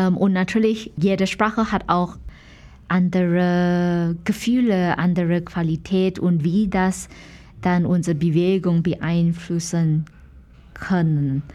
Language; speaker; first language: German; non-native, fluent; Chinese